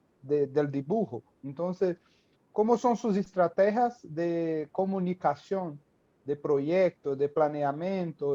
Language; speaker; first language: Spanish; non-native, learner; Portuguese